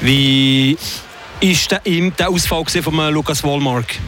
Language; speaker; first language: German; native; German